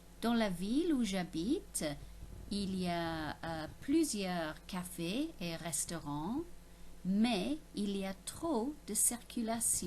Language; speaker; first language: French; non-native, fluent; English